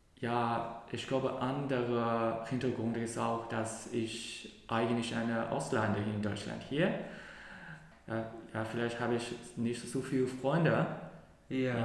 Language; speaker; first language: German; non-native, learner; Cantonese